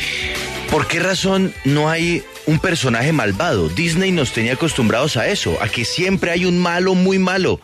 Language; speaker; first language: Spanish; native; Spanish